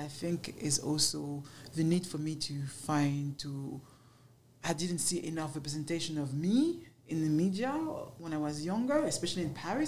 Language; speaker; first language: English; non-native, fluent; French